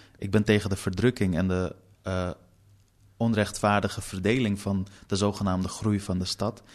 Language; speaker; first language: Dutch; early bilingual, other home language; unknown